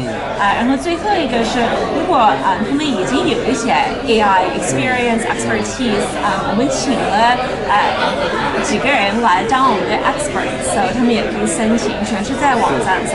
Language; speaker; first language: Chinese; early bilingual, heritage; Chinese